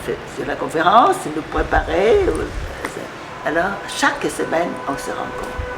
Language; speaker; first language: French; non-native, fluent; Vietnamese